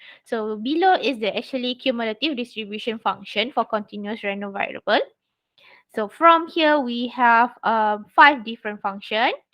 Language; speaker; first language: English; non-native, local second language; Malay